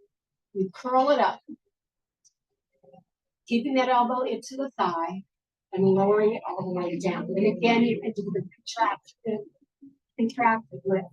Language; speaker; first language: English; native; English